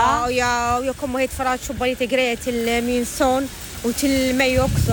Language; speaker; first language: Swedish; non-native, fluent; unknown